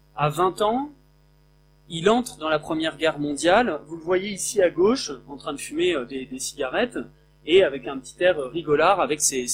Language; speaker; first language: French; native; French